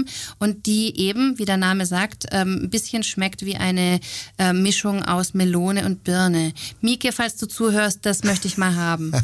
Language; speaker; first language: German; native; German